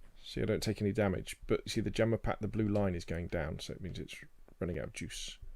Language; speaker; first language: English; native; English